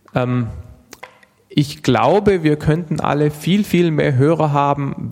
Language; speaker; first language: German; native; German